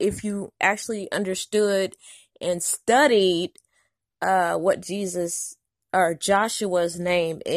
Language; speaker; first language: English; native; English